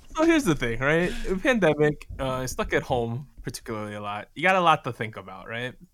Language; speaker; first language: English; native; English